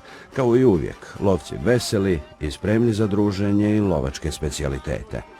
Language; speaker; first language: Bosnian; native; Bosnian